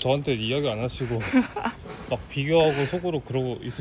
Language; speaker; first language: Korean; native; Korean